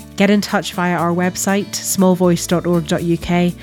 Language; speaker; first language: English; native; English